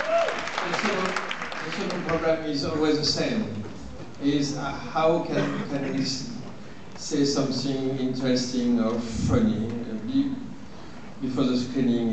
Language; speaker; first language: English; non-native, learner; French